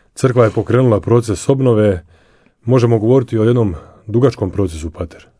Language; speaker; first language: Croatian; native; Croatian